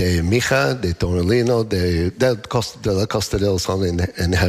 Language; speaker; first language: Spanish; non-native, learner; English